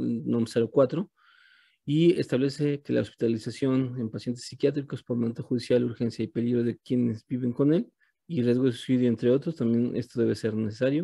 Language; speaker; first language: Spanish; native; Spanish